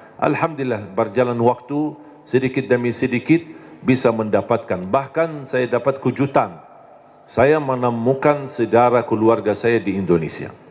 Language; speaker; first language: Indonesian; non-native, fluent; Arabic